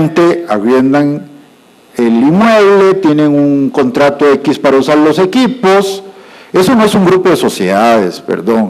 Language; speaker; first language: Spanish; native; Spanish